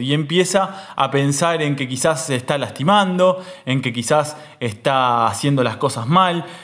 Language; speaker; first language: Spanish; native; Spanish